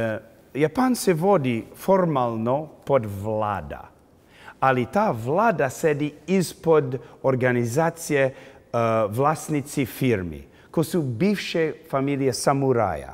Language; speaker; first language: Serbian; early bilingual, heritage; English